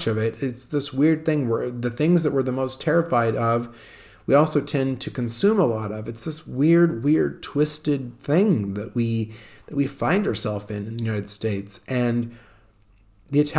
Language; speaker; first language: English; native; English